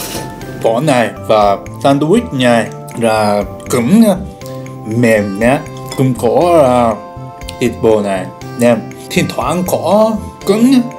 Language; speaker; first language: Vietnamese; non-native, learner; Japanese